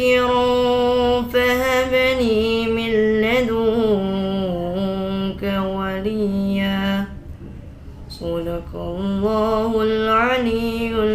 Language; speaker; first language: Arabic; non-native, learner; Indonesian